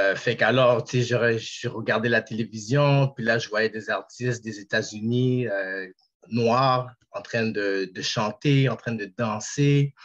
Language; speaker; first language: French; native; French